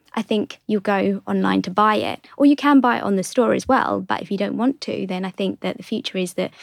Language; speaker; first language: English; native; English